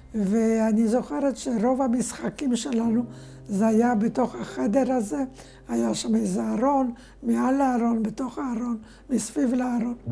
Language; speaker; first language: Hebrew; non-native, fluent; Polish